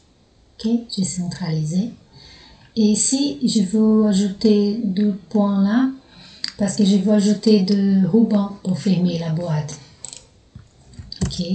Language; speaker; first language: French; non-native, fluent; Portuguese